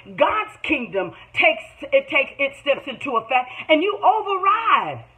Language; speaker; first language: English; native; English